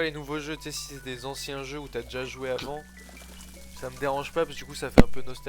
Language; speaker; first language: French; native; French